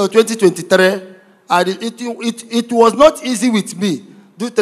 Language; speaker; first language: English; non-native, local second language; Igbo